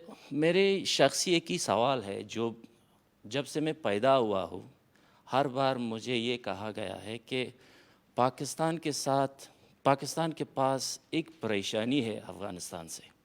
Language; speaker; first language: Hindi; non-native, fluent; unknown